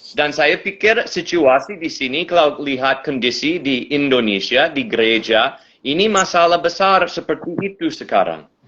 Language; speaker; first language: Indonesian; non-native, learner; English